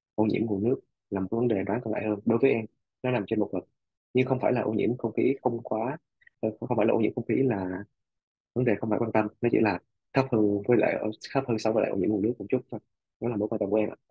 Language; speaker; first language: Vietnamese; native; Vietnamese